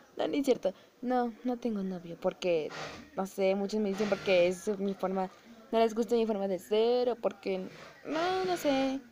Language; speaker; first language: Spanish; native; Spanish